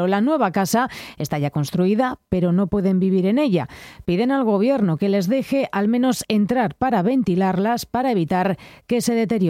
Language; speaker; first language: Spanish; native; Spanish